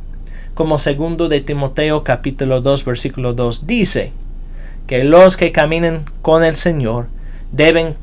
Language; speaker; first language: Spanish; non-native, fluent; English